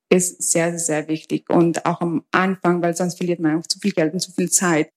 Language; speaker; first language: German; early bilingual, other home language; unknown